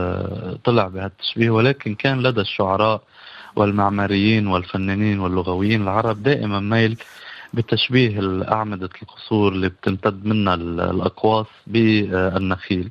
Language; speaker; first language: Arabic; native; Arabic